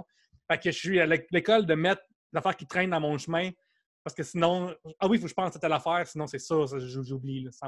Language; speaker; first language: French; native; French